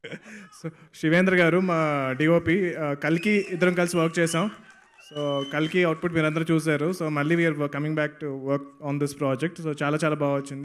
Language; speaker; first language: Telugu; native; Telugu